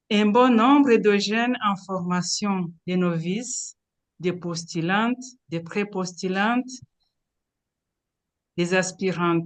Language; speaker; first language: French; non-native, local second language; Kinyarwanda